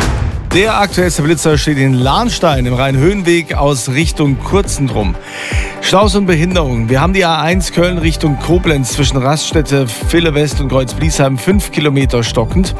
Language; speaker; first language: German; native; German